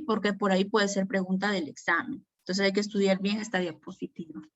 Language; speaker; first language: Spanish; native; Spanish